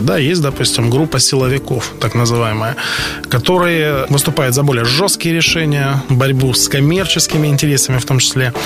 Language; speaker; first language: Russian; native; Russian